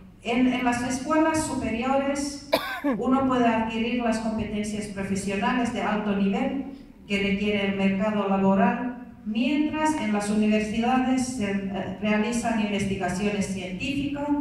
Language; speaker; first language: Spanish; non-native, fluent; Finnish